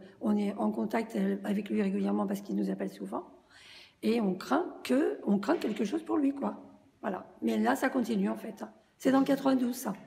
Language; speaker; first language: French; native; French